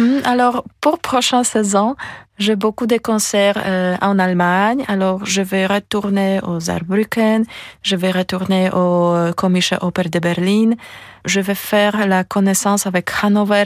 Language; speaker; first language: French; non-native, fluent; Polish